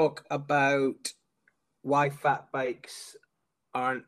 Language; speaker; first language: English; native; English